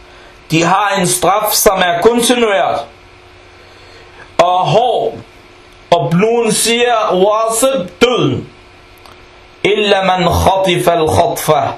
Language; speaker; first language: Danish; non-native, fluent; Arabic